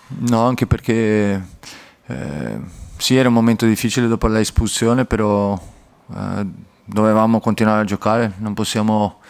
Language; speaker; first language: Italian; non-native, fluent; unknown